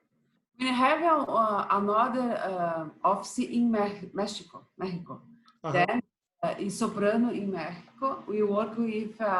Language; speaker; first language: English; non-native, learner; Portuguese